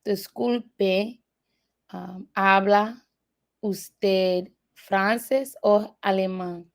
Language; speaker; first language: Spanish; non-native, learner; English